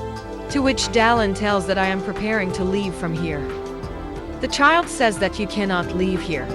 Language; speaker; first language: English; non-native, local second language; Hindi